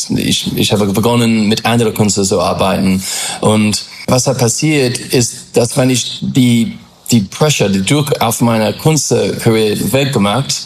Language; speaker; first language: German; non-native, fluent; English